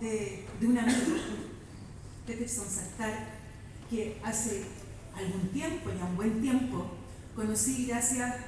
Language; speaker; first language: Spanish; native; Spanish